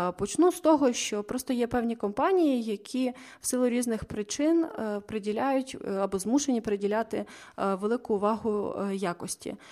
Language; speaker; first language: Ukrainian; native; Ukrainian